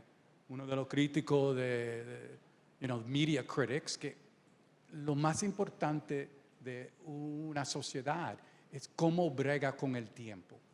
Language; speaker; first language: Spanish; early bilingual, heritage; Spanish